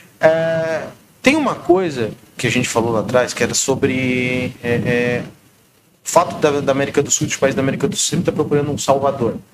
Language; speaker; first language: Portuguese; native; Portuguese